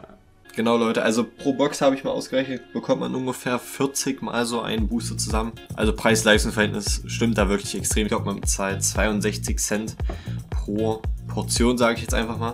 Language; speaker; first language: German; native; German